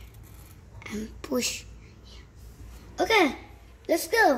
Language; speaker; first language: English; non-native, learner; Vietnamese